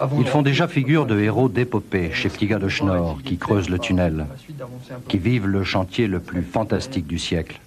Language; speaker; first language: French; native; French